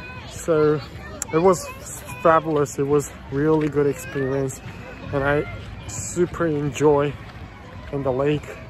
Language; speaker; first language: English; non-native, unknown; Korean